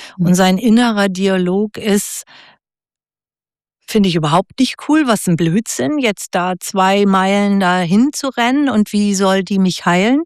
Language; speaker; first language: German; native; German